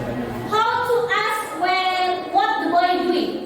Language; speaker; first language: English; non-native, learner; Indonesian